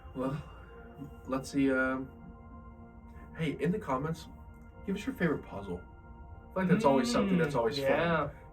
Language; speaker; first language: English; native; English